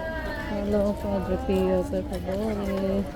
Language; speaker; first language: Italian; non-native, learner; Filipino